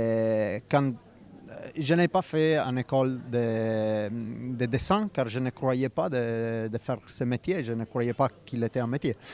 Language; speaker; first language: French; non-native, fluent; Italian